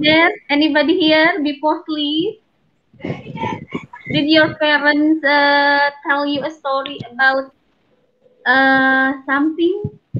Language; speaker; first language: English; non-native, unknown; Indonesian